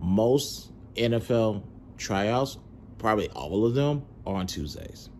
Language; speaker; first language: English; native; English